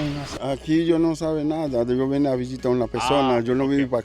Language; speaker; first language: Spanish; non-native, learner; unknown